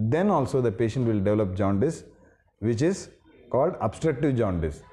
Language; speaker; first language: English; non-native, local second language; Tamil